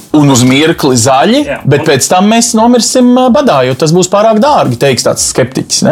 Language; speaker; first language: Latvian; native; Latvian